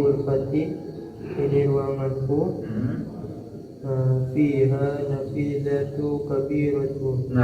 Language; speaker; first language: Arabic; non-native, learner; Indonesian